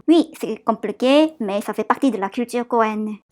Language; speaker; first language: French; non-native, fluent; Korean